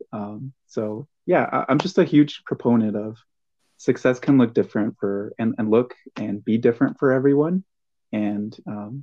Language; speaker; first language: English; early bilingual, other home language; Spanish